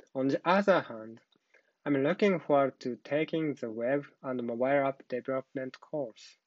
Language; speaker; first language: English; non-native, learner; Japanese